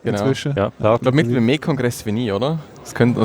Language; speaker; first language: German; native; German